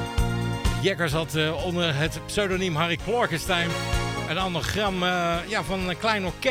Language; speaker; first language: Dutch; native; Dutch